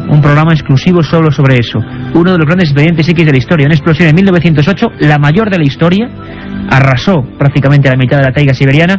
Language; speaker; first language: Spanish; native; Spanish